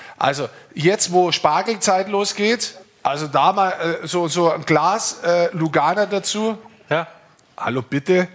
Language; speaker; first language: German; native; German